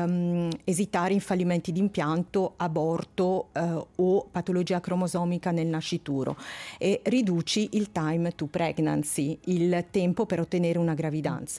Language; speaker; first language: Italian; native; Italian